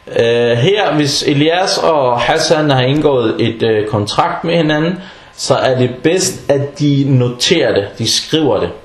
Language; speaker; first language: Danish; non-native, fluent; Arabic